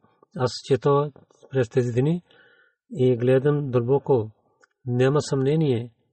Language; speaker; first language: Bulgarian; non-native, learner; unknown